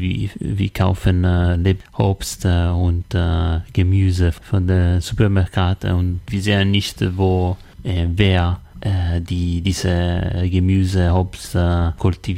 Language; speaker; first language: German; non-native, learner; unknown